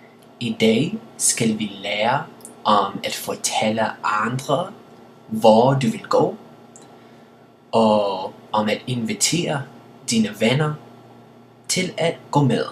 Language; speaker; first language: Danish; non-native, learner; English